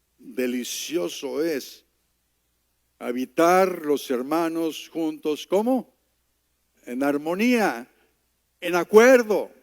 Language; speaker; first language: Spanish; native; Spanish